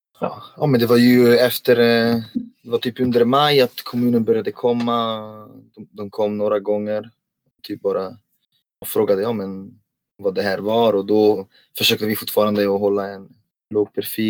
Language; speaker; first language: Swedish; non-native, fluent; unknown